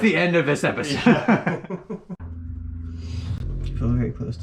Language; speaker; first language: English; native; English